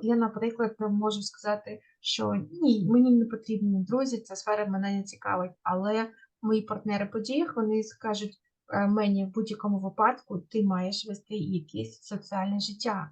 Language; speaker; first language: Ukrainian; native; Ukrainian